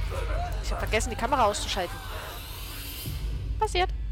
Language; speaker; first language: German; native; German